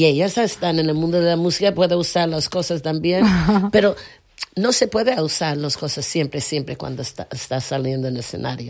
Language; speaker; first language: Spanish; non-native, fluent; English